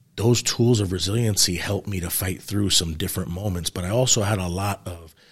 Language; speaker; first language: English; native; English